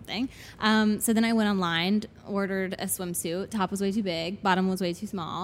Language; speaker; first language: English; native; English